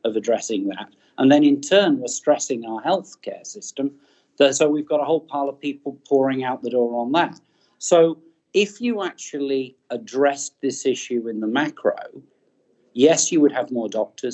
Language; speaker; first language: English; native; English